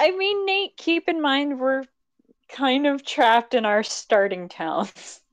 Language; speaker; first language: English; native; English